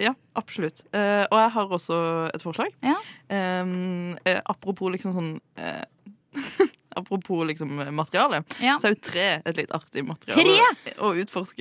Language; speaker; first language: Norwegian; native; Norwegian